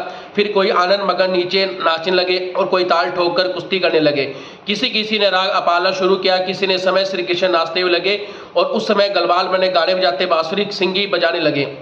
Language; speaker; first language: Hindi; native; Hindi